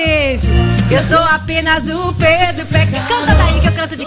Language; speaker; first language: Portuguese; native; Portuguese